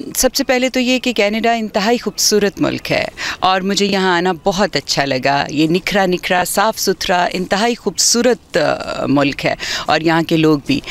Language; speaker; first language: Urdu; native; Urdu